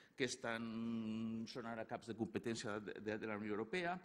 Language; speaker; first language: Catalan; native; Catalan